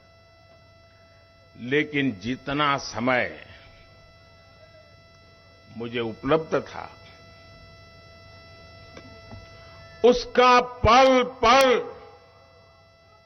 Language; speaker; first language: Hindi; non-native, local second language; Gujarati